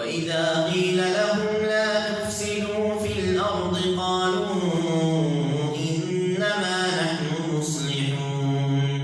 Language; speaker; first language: Arabic; native; Arabic